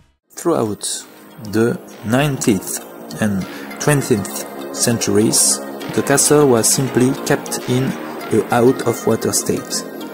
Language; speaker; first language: English; non-native, learner; French